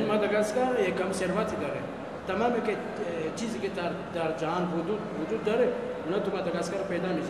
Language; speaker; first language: Persian; non-native, learner; Malagasy